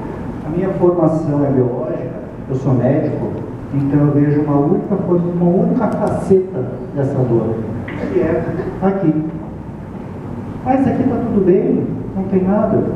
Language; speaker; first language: Portuguese; native; Portuguese